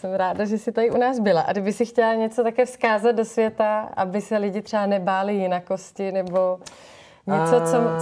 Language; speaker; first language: Czech; non-native, fluent; English